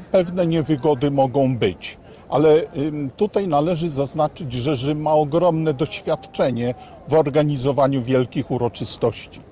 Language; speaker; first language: Polish; native; Polish